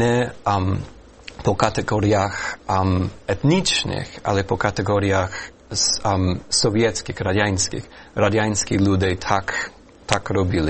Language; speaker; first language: Ukrainian; non-native, fluent; English